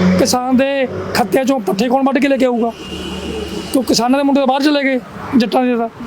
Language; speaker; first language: Punjabi; native; Punjabi